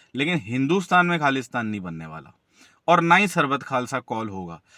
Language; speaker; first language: Hindi; non-native, local second language; Punjabi